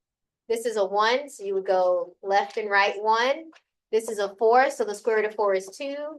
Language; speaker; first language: English; native; English